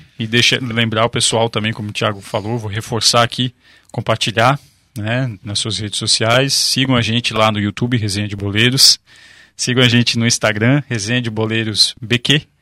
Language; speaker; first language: Portuguese; native; Portuguese